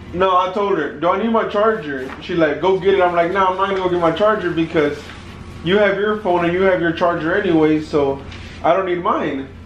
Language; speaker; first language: English; early bilingual, other home language; Spanish